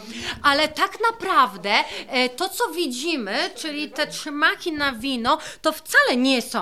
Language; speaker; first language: Polish; native; Polish